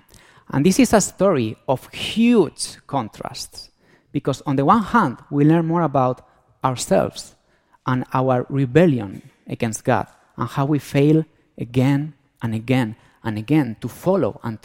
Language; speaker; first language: English; non-native, fluent; Spanish